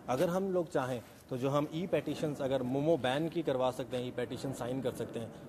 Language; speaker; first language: Hindi; native; Hindi